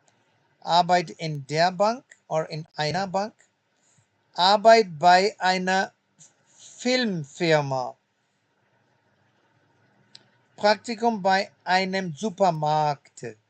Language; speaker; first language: German; non-native, fluent; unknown